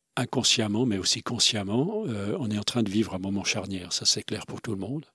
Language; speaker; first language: French; non-native, local second language; Swiss German